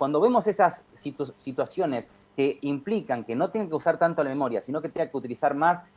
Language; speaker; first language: Spanish; native; Spanish